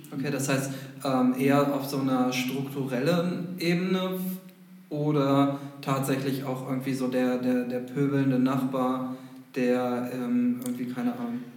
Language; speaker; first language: German; native; German